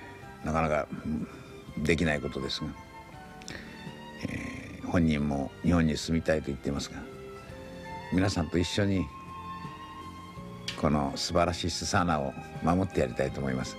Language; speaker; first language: Japanese; native; Japanese